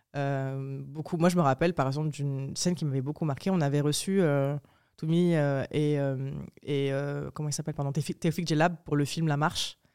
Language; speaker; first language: French; early bilingual, other home language; Arabic